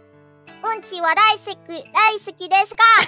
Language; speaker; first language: Japanese; non-native, learner; Indonesian